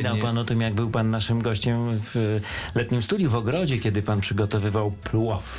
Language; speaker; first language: Polish; native; Polish